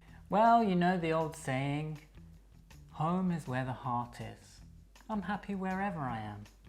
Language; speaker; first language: English; native; English